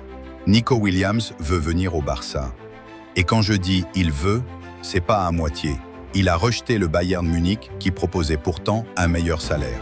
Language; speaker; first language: French; native; French